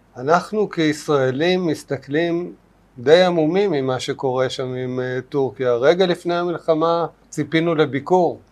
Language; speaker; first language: Hebrew; native; Hebrew